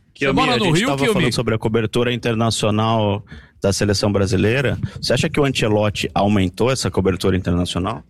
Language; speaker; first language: Portuguese; native; Portuguese